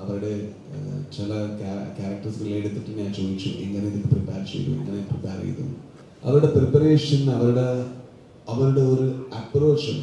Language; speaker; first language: Malayalam; non-native, learner; Kannada